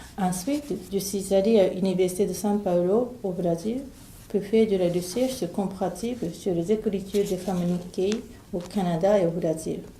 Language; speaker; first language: French; non-native, fluent; Japanese